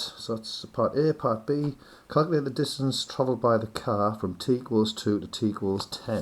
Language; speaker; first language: English; native; English